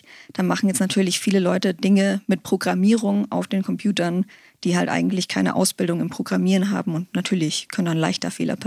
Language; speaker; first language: German; native; German